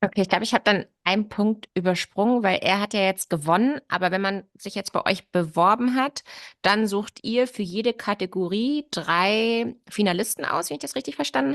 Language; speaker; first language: German; native; German